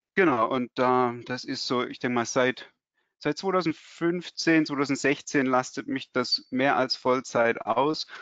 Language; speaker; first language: German; native; German